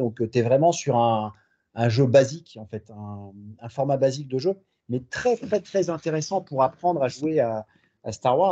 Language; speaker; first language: French; native; French